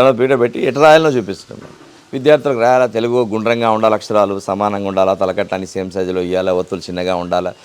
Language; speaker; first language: Telugu; non-native, local second language; Urdu